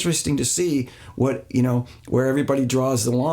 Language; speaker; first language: English; native; English